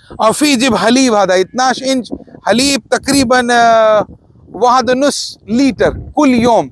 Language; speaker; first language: Arabic; non-native, learner; Urdu